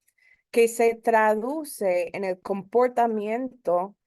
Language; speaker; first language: Spanish; early bilingual, heritage; Spanish